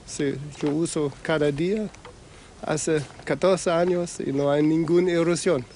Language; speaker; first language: Spanish; non-native, fluent; German